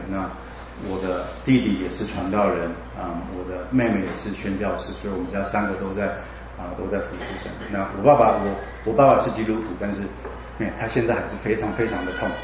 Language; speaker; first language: Chinese; native; Chinese